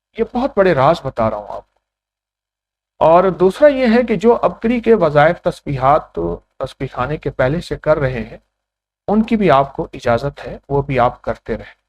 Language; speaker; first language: Urdu; non-native, local second language; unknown